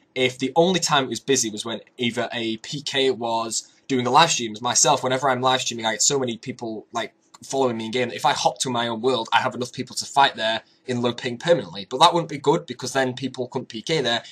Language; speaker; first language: English; native; English